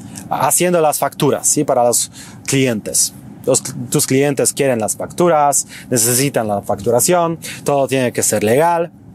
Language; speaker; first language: Spanish; non-native, fluent; Polish